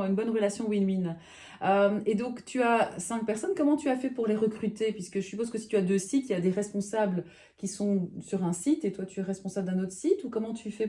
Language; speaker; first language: French; native; French